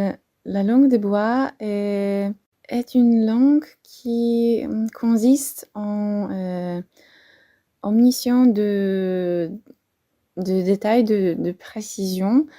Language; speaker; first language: French; non-native, fluent; Polish